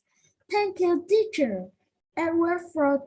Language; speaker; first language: English; non-native, learner; Vietnamese